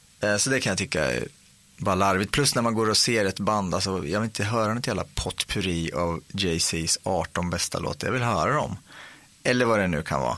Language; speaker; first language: Swedish; native; Swedish